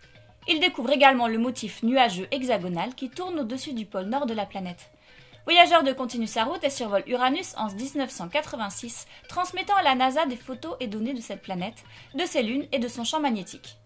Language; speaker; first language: French; native; French